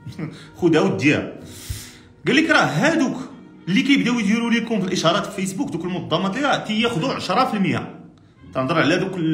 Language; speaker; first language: Arabic; native; Arabic